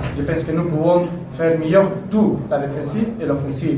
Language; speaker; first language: French; non-native, learner; Spanish